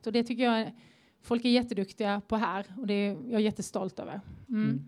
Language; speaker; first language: Swedish; native; Swedish